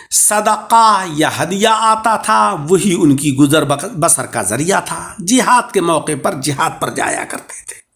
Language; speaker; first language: Urdu; native; Urdu